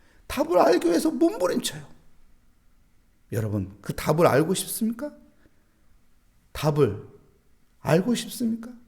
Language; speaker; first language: Korean; native; Korean